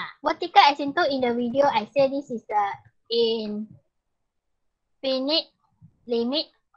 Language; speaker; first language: English; non-native, local second language; Malay